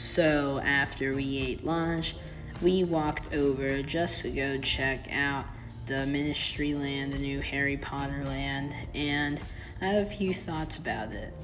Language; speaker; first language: English; native; English